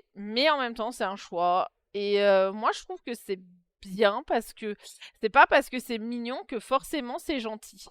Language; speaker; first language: French; native; French